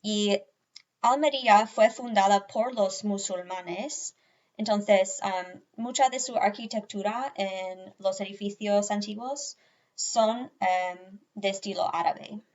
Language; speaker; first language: Spanish; non-native, fluent; English